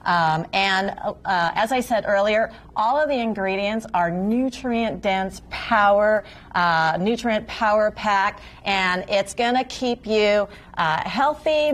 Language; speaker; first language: English; native; English